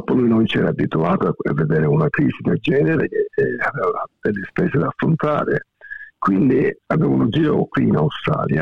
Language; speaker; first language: Italian; native; Italian